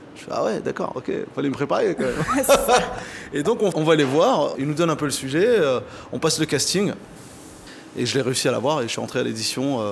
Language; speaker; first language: French; early bilingual, other home language; Arabic